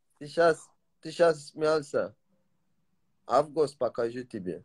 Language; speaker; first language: Russian; non-native, learner; Tajik